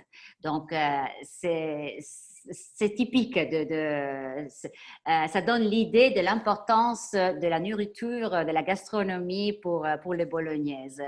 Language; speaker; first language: French; non-native, fluent; Italian